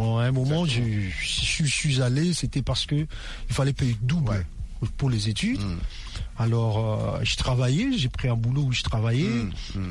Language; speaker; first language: French; non-native, local second language; Lingala